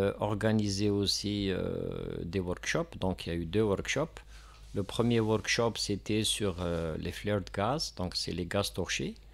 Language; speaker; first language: French; non-native, local second language; Kabyle